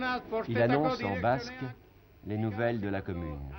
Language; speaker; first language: French; native; French